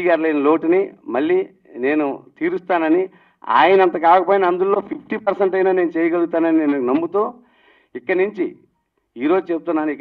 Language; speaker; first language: Telugu; native; Telugu